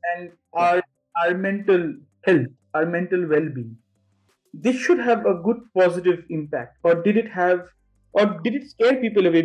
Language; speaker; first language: English; non-native, local second language; Bangla